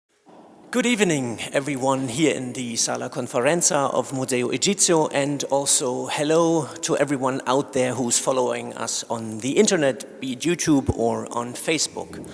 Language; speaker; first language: English; non-native, fluent; German